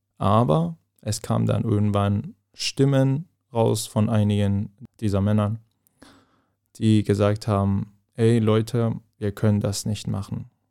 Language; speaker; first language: German; non-native, fluent; Persian